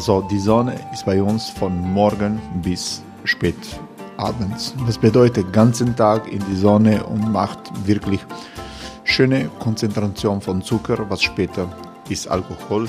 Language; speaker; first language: German; non-native, learner; Croatian